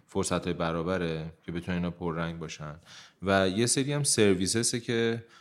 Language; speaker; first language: Persian; native; Persian